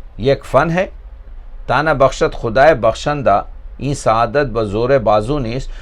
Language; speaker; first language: Urdu; native; Urdu